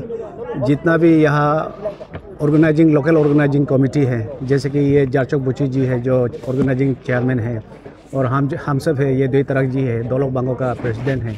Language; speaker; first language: Hindi; non-native, local second language; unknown